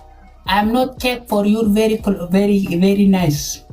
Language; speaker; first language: English; non-native, learner; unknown